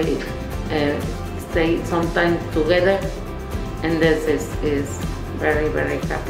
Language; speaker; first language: English; non-native, learner; Spanish